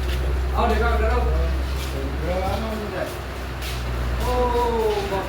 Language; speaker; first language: Hindi; non-native, local second language; Khasi